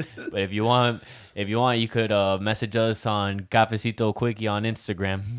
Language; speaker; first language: English; early bilingual, other home language; Spanish